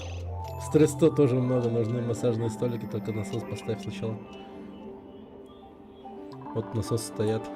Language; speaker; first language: Russian; native; Russian